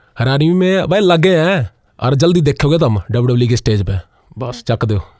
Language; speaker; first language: Hindi; non-native, local second language; Punjabi